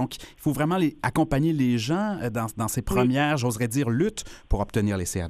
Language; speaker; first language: French; native; French